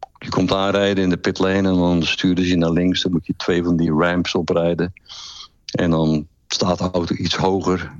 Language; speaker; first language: Dutch; native; Dutch